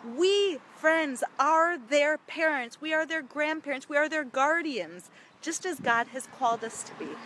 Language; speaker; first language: English; native; English